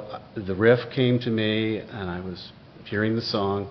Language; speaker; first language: English; native; English